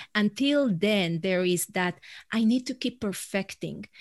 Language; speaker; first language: English; non-native, fluent; Hebrew